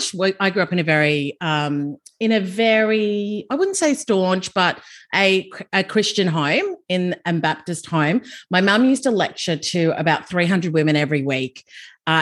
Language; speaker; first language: English; native; English